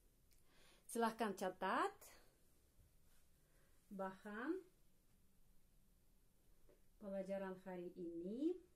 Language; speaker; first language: Indonesian; non-native, fluent; Russian